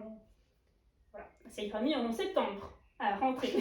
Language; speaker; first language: French; native; French